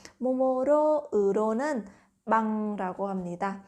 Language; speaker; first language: Korean; non-native, fluent; Vietnamese